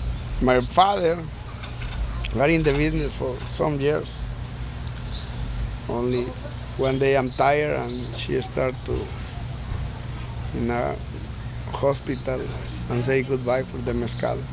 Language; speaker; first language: English; non-native, learner; Spanish